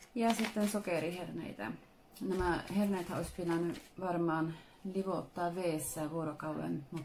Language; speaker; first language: Finnish; early bilingual, heritage; Finnish